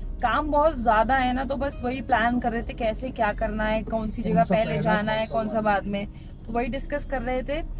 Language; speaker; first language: Hindi; native; Hindi